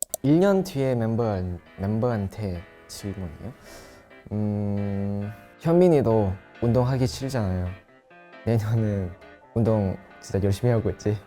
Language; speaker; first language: Korean; non-native, fluent; Thai